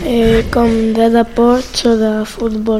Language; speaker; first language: Catalan; non-native, local second language; Spanish